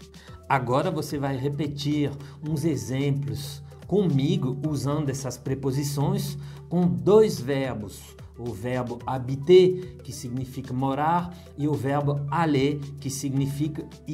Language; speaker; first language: Portuguese; non-native, fluent; French